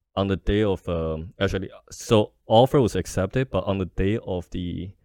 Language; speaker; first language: English; non-native, fluent; Chinese